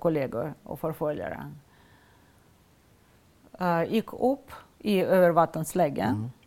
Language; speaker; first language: Swedish; non-native, fluent; Russian